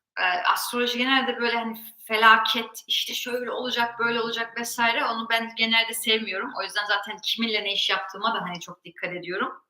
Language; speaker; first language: Turkish; early bilingual, heritage; Turkish